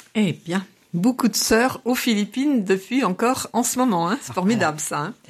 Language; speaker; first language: French; native; French